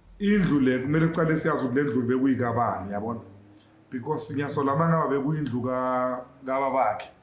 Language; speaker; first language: Zulu; native; Zulu